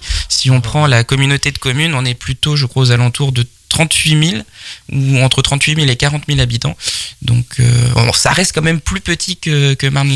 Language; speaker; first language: French; native; French